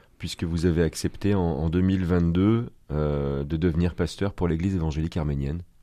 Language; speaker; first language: French; native; French